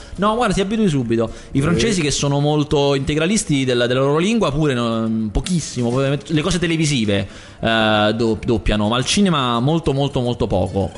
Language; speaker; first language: Italian; native; Italian